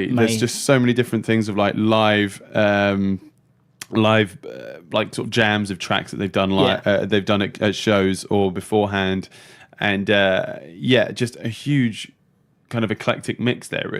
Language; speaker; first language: English; native; English